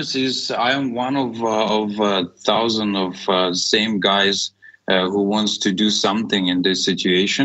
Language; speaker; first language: English; non-native, fluent; Ukrainian